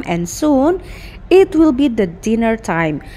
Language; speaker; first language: English; non-native, fluent; Indonesian